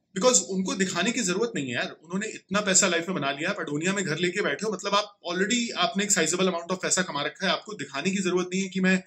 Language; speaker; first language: Hindi; native; Hindi